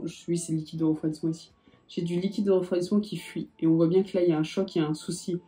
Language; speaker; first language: French; native; French